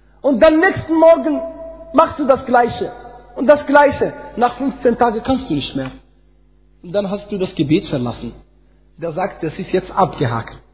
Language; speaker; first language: German; non-native, fluent; Arabic